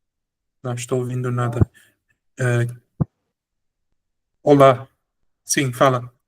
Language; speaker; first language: Portuguese; non-native, fluent; Spanish